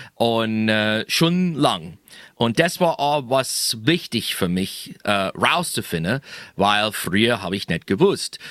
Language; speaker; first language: German; non-native, fluent; English